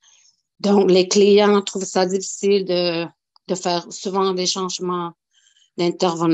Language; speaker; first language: French; non-native, local second language; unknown